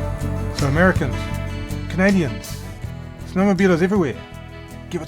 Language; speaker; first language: English; native; English